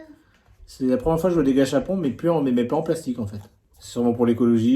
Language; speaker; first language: French; native; French